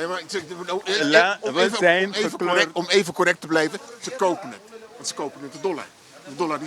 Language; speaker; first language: Dutch; native; Dutch